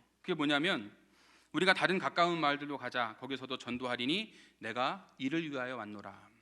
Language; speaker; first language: Korean; native; Korean